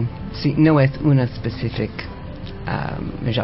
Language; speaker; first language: Spanish; non-native, learner; English